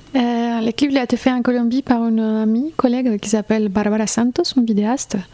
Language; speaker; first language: French; non-native, fluent; Spanish